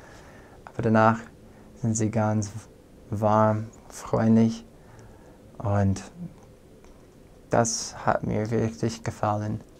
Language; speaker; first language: German; non-native, fluent; English